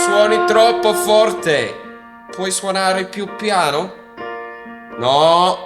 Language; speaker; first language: Italian; non-native, learner; English